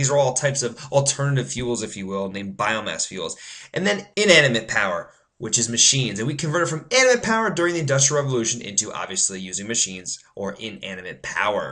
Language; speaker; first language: English; native; English